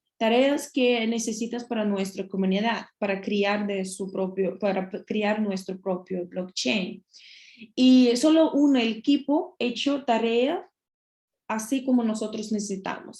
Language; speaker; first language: Spanish; non-native, learner; Russian